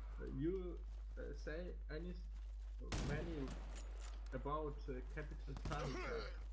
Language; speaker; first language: English; non-native, learner; Russian